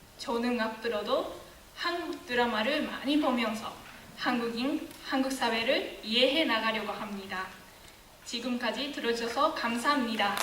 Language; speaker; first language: Korean; non-native, fluent; Japanese